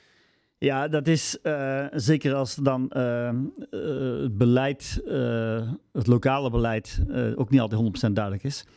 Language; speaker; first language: Dutch; native; Dutch